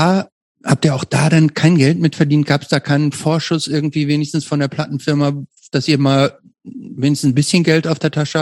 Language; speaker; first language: German; native; German